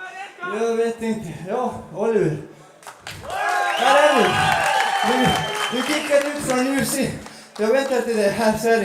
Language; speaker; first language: Swedish; non-native, learner; Chechen